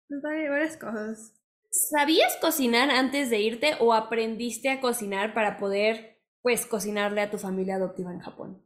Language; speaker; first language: Spanish; native; Spanish